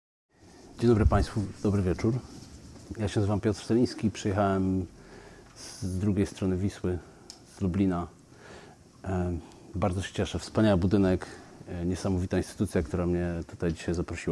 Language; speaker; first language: Polish; native; Polish